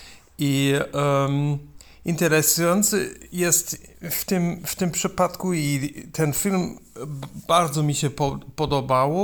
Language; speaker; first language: Polish; non-native, learner; German